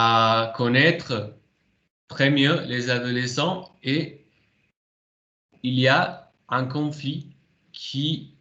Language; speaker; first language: French; non-native, fluent; Spanish